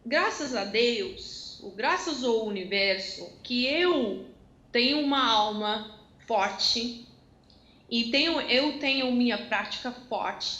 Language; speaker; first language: Portuguese; non-native, fluent; Dutch